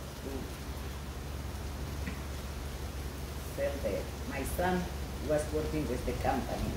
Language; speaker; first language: English; non-native, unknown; Spanish